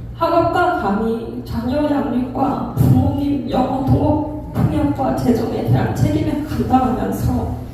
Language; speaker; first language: Korean; early bilingual, heritage; Korean